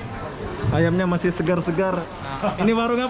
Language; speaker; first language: Malay; native; Malay